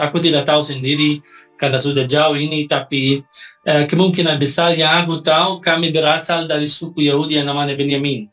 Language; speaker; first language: Indonesian; non-native, fluent; Arabic